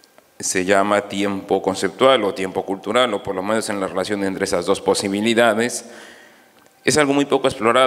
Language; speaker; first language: Spanish; native; Spanish